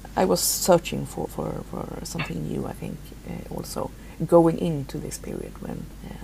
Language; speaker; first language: English; non-native, fluent; Swedish